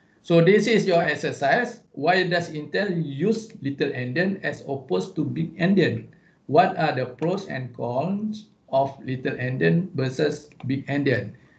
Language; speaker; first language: English; non-native, local second language; Malay